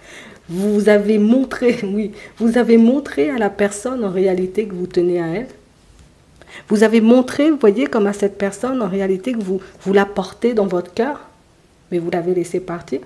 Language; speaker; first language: French; native; French